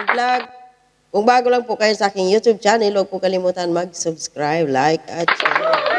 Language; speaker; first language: Filipino; native; Filipino